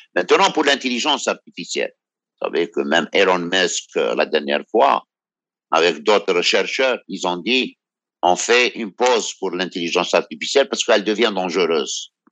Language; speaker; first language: French; non-native, local second language; Arabic